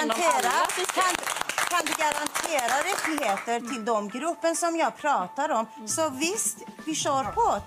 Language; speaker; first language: Swedish; non-native, fluent; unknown